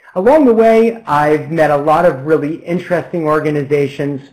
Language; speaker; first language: English; native; English